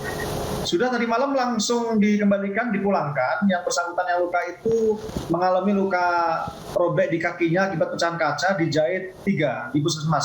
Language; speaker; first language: Indonesian; native; Indonesian